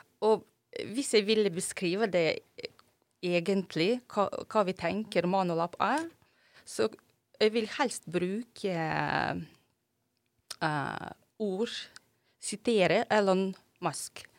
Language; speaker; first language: Norwegian; non-native, fluent; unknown